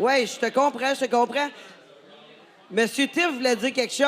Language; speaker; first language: French; native; French